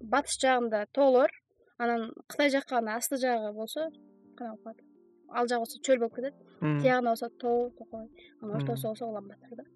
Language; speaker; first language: Kyrgyz; non-native, fluent; Mongolian